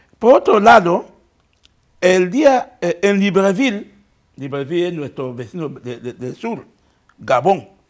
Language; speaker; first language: Spanish; non-native, local second language; Fang